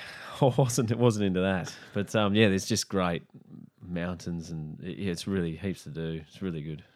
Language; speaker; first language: English; native; English